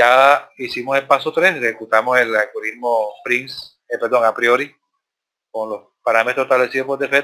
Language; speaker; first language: Spanish; native; Spanish